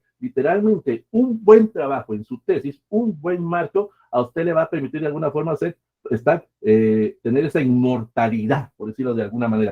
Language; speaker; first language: Spanish; native; Spanish